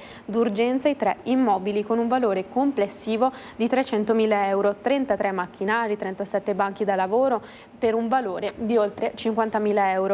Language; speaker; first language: Italian; native; Italian